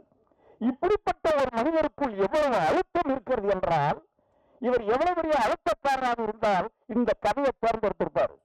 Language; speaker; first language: Tamil; native; Tamil